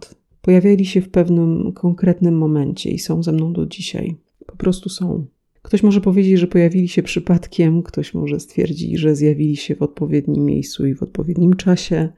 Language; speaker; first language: Polish; native; Polish